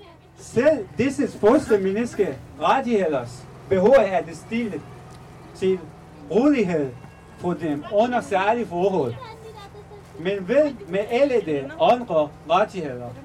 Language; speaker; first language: Danish; non-native, fluent; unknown